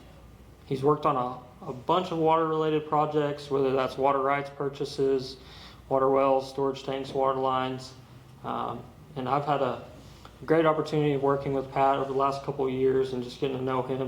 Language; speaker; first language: English; native; English